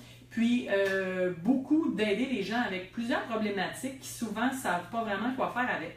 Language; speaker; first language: French; native; French